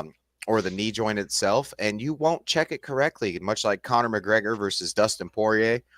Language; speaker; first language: English; native; English